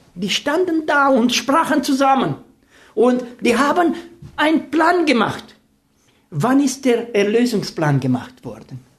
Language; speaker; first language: German; non-native, fluent; Romanian